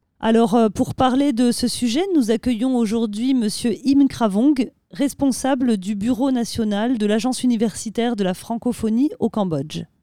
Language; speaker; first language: French; native; French